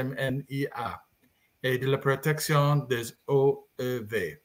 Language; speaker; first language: French; non-native, learner; English